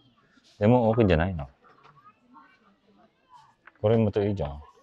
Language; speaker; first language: Japanese; non-native, learner; Filipino